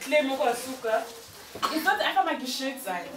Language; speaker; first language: German; early bilingual, heritage; Lingala